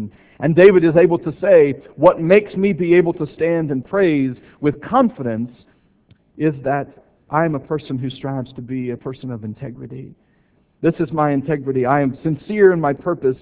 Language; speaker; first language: English; native; English